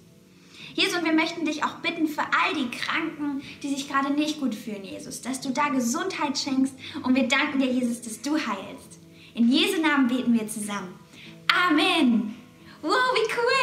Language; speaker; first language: German; native; German